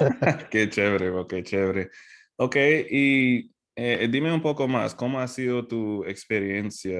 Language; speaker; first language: Spanish; non-native, fluent; English